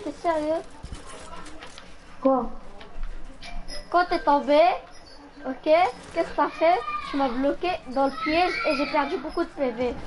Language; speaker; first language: French; native; French